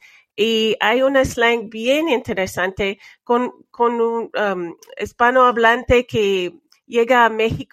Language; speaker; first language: Spanish; non-native, fluent; English